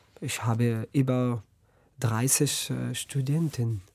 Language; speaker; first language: German; non-native, learner; Arabic